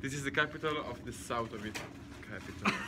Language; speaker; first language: English; non-native, learner; Italian